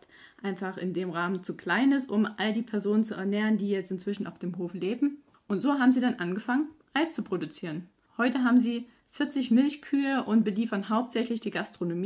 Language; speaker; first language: German; native; German